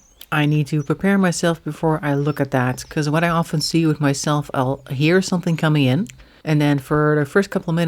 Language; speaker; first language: English; non-native, fluent; Dutch